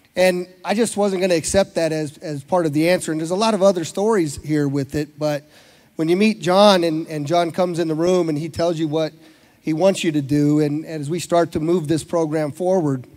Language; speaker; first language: English; native; English